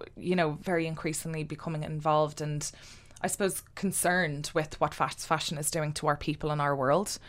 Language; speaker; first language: English; native; English